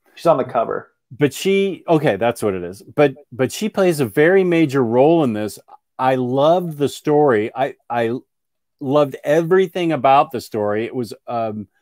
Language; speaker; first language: English; native; English